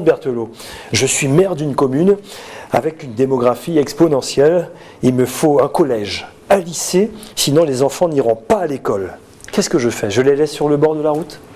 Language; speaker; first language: French; native; French